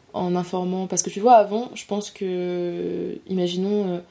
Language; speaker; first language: French; native; French